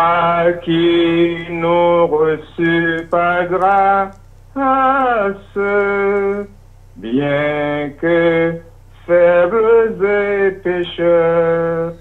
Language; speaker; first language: French; non-native, local second language; Haitian Creole